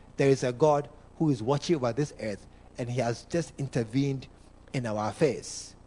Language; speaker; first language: English; non-native, local second language; Akan